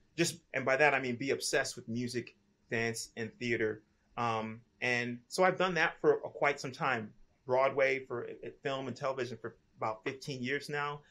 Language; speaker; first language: English; native; English